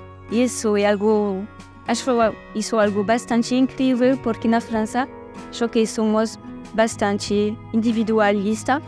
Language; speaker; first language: Portuguese; non-native, fluent; French